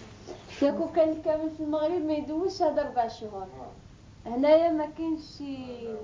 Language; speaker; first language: Dutch; non-native, learner; Arabic